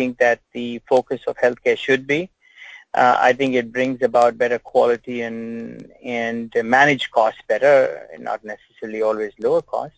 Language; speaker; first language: English; native; English